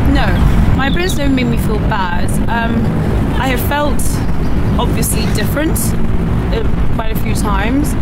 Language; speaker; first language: English; native; English